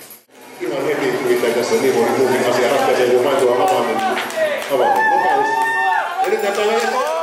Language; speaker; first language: Finnish; native; Finnish